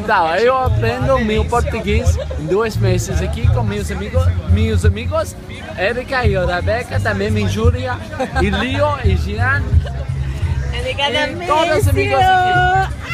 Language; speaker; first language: Portuguese; non-native, learner; English